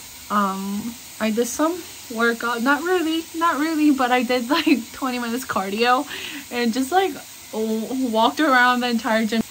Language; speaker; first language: English; early bilingual, other home language; Korean